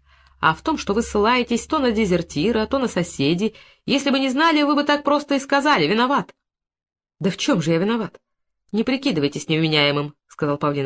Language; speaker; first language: Russian; native; Russian